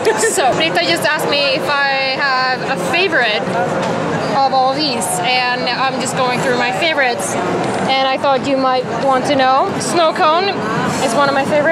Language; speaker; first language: English; non-native, fluent; Swedish